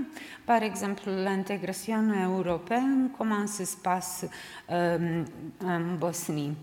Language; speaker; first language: French; non-native, learner; Serbian